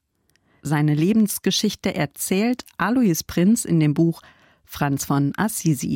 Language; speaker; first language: German; native; German